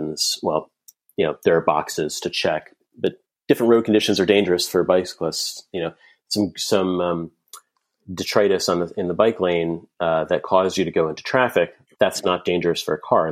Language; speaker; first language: English; native; English